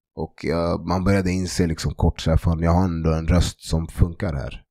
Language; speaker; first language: Swedish; native; Swedish